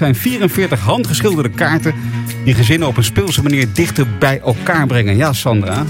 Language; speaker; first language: Dutch; native; Dutch